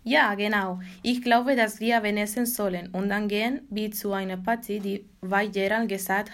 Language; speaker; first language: German; non-native, learner; Spanish